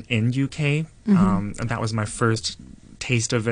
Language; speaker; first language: English; native; English